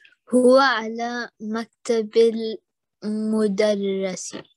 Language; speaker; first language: Arabic; non-native, learner; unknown